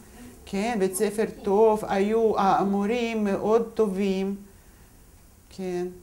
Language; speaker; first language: Hebrew; non-native, fluent; Russian